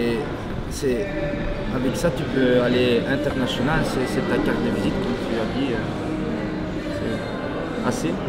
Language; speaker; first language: French; non-native, local second language; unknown